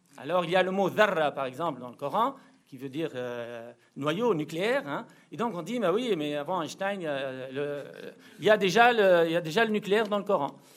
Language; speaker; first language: French; non-native, local second language; Arabic